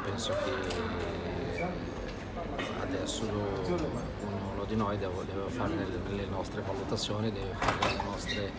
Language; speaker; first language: Italian; non-native, fluent; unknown